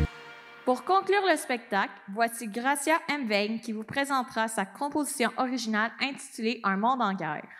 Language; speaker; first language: French; native; French